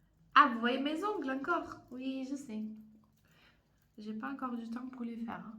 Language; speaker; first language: French; non-native, fluent; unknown